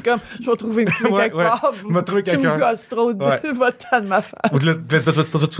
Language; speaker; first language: French; native; French